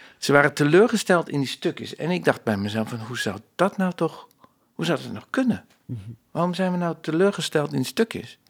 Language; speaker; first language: Dutch; native; Dutch